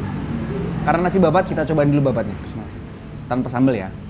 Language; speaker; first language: Indonesian; native; Indonesian